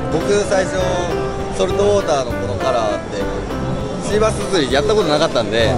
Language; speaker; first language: Japanese; native; Japanese